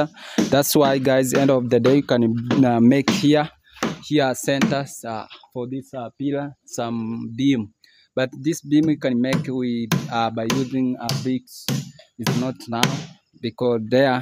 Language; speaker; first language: English; non-native, learner; Swahili